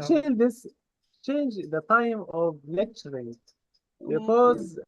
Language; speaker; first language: English; non-native, fluent; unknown